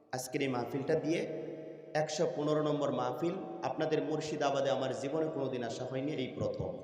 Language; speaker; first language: Bangla; non-native, local second language; Assamese